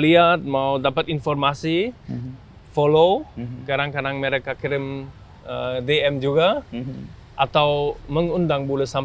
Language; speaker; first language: Indonesian; non-native, fluent; German